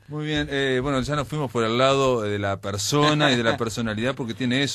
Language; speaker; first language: Spanish; native; Spanish